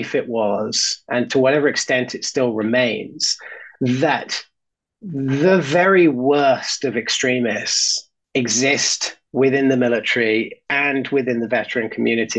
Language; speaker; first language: English; native; English